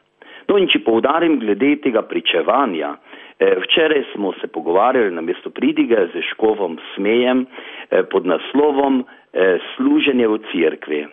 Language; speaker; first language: Slovenian; native; Slovenian